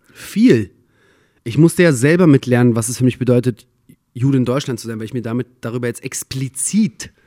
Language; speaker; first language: German; early bilingual, other home language; Russian